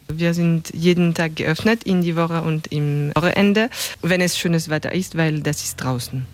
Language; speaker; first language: German; non-native, learner; French